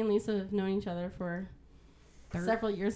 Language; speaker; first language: English; native; English